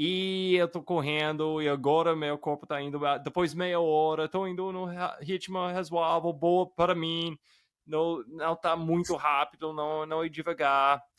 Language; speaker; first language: Portuguese; non-native, fluent; English